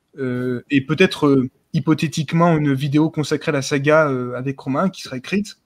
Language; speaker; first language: French; native; French